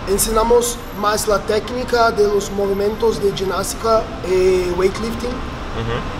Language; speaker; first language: Spanish; non-native, learner; Portuguese